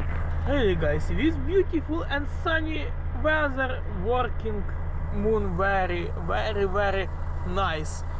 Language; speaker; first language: English; non-native, learner; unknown